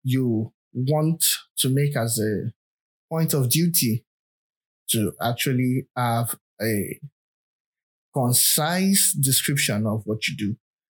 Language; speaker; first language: English; non-native, local second language; Yoruba